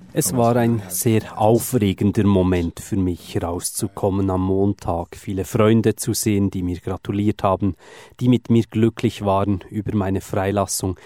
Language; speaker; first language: German; native; German